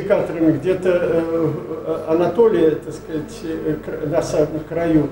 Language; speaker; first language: Russian; native; Russian